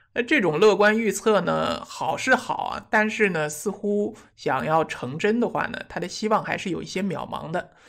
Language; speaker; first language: Chinese; native; Chinese